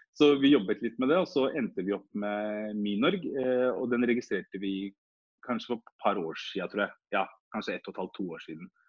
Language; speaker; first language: Norwegian; early bilingual, other home language; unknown